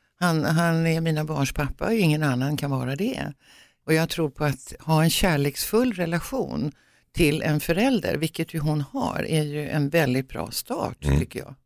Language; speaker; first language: Swedish; native; Swedish